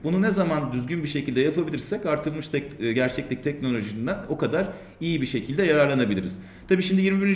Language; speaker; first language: Turkish; native; Turkish